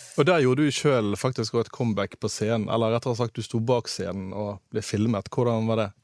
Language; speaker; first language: Norwegian; native; Norwegian